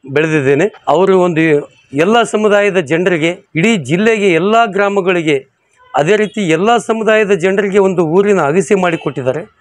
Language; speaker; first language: Kannada; native; Kannada